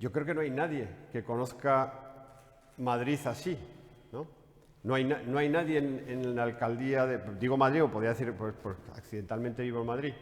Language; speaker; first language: Spanish; native; Spanish